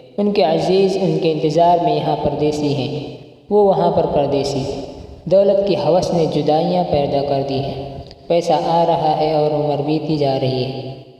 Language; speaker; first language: Urdu; non-native, local second language; Punjabi